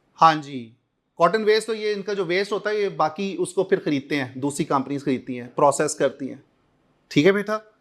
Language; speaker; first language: Urdu; non-native, local second language; Punjabi